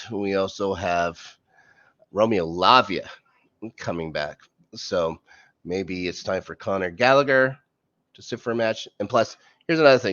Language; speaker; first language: English; native; English